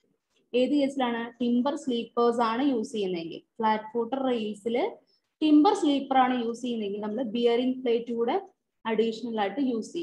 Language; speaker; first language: Malayalam; native; Malayalam